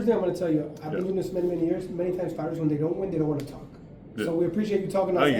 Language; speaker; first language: English; native; English